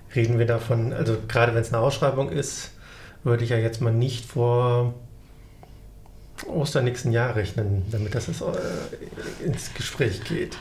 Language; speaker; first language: German; native; German